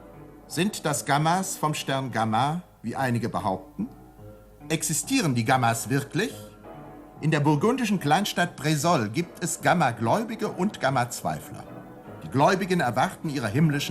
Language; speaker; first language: German; native; German